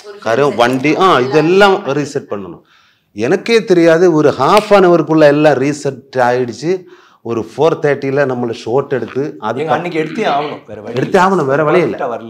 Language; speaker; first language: Tamil; non-native, learner; Malayalam